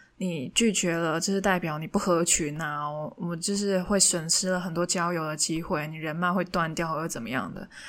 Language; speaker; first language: Chinese; non-native, local second language; Cantonese